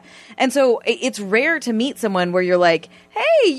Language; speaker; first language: English; non-native, fluent; Armenian